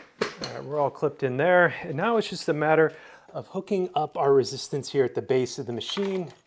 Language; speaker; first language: English; native; English